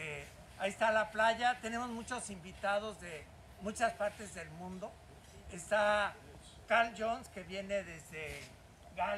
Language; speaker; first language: Spanish; native; Spanish